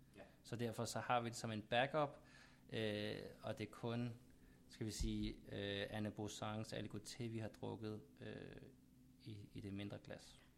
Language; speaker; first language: Danish; native; Danish